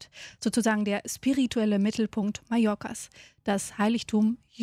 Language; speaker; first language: German; native; German